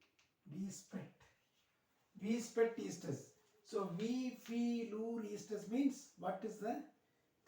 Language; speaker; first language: German; non-native, learner; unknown